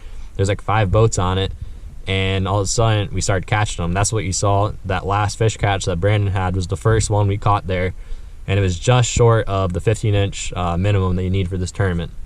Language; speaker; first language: English; native; English